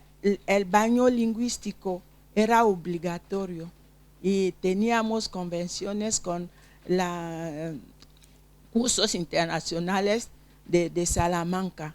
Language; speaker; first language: Spanish; non-native, fluent; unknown